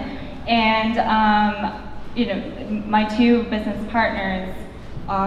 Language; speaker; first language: English; native; English